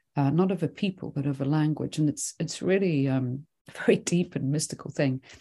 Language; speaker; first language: English; early bilingual, other home language; Swedish